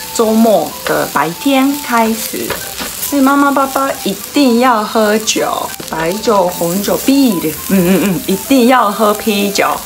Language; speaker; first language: Chinese; non-native, learner; Japanese